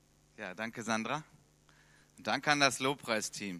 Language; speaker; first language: German; native; German